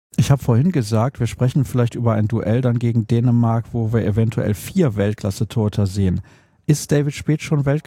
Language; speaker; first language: German; native; German